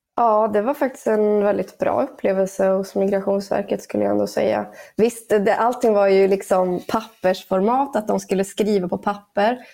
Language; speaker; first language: Swedish; native; Swedish